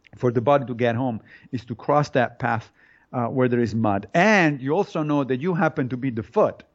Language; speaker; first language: English; non-native, fluent; Italian